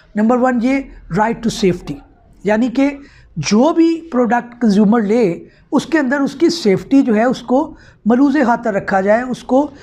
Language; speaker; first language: Urdu; non-native, local second language; Punjabi